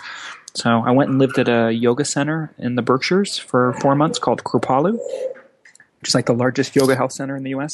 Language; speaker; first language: English; native; English